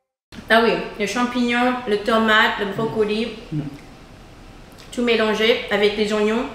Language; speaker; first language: French; early bilingual, heritage; English